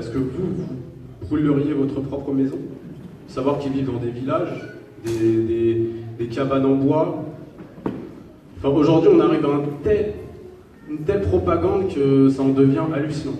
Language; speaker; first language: French; native; French